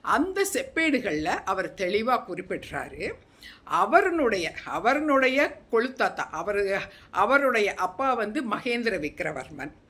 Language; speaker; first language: Tamil; non-native, local second language; Telugu